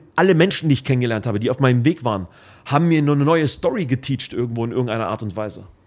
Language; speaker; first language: German; early bilingual, other home language; Arabic